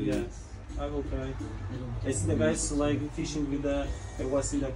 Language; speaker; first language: English; non-native, learner; Lithuanian